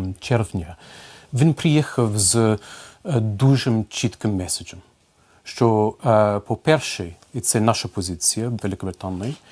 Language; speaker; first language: Ukrainian; non-native, fluent; English